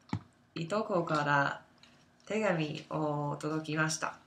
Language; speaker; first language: Japanese; non-native, learner; English